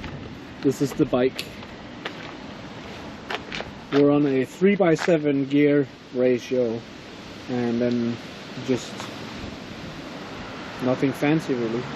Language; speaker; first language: English; non-native, fluent; Danish